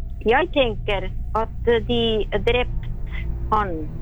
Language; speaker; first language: Norwegian; non-native, learner; Estonian